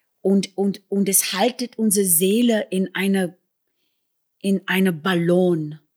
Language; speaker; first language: German; non-native, fluent; English